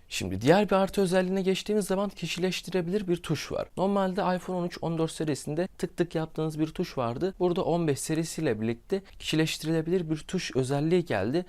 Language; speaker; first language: Turkish; native; Turkish